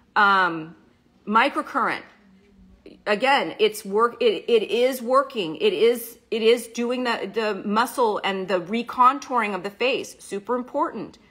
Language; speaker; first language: English; native; English